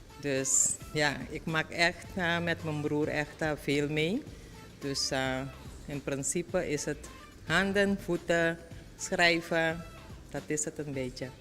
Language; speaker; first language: Dutch; non-native, local second language; Papiamento